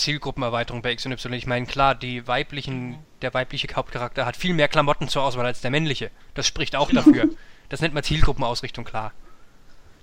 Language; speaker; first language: German; native; German